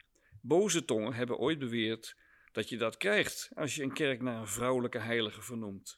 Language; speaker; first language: Dutch; native; Dutch